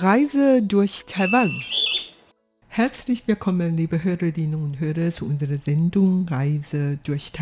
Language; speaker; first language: German; non-native, fluent; Chinese